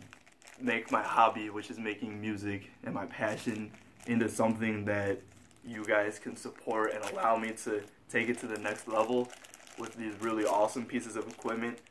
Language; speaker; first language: English; native; English